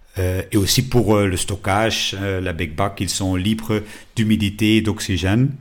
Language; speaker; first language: French; non-native, local second language; Dutch